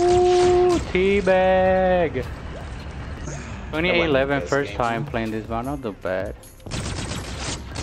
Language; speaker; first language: English; native; English